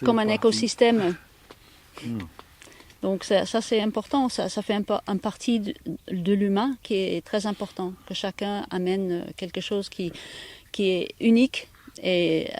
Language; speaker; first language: French; non-native, fluent; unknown